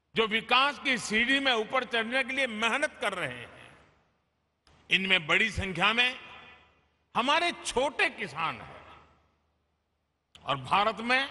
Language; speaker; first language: Hindi; non-native, local second language; Gujarati